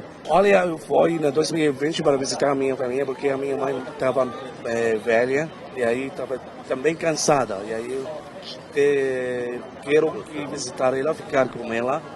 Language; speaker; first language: Portuguese; non-native, fluent; Arabic